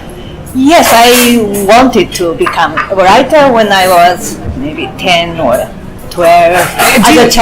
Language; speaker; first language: English; non-native, fluent; Japanese